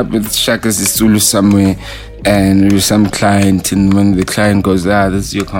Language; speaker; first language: English; non-native, local second language; Zulu